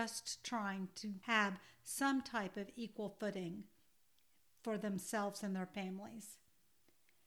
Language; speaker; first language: English; native; English